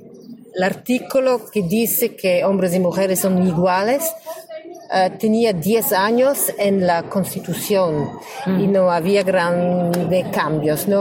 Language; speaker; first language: Spanish; non-native, learner; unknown